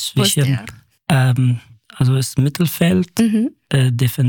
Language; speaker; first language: German; non-native, fluent; Kurdish